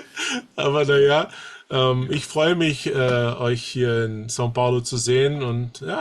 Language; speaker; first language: German; early bilingual, heritage; German